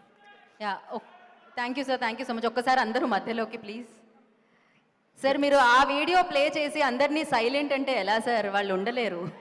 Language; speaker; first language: Telugu; native; Telugu